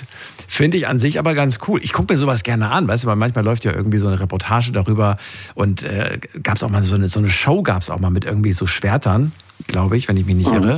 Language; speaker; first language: German; native; German